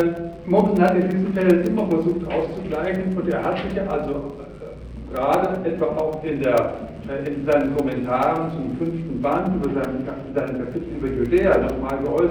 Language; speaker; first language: German; native; German